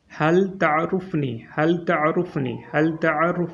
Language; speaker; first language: Arabic; non-native, fluent; Urdu